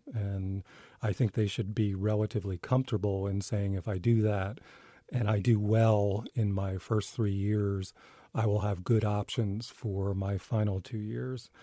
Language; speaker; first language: English; native; English